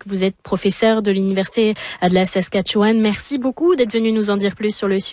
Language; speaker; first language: French; native; French